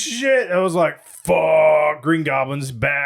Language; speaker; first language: English; native; English